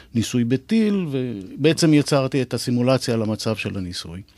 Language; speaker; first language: Hebrew; native; Hebrew